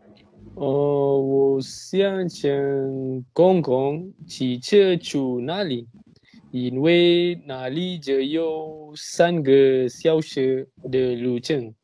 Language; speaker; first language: Chinese; non-native, learner; Malay